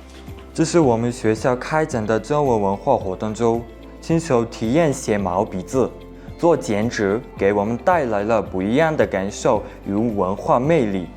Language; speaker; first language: Chinese; non-native, learner; Mongolian